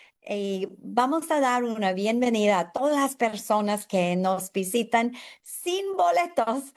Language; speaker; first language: Spanish; non-native, fluent; English